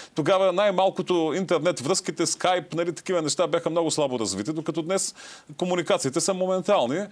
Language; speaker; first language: Bulgarian; native; Bulgarian